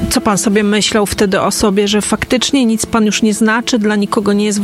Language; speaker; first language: Polish; native; Polish